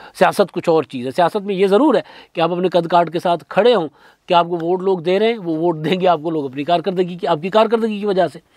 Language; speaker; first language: Urdu; non-native, local second language; Sindhi